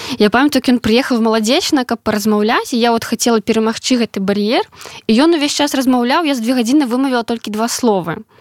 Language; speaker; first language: Belarusian; non-native, local second language; Russian